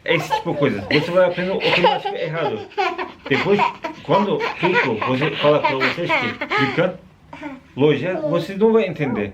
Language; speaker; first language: Portuguese; non-native, learner; Turkish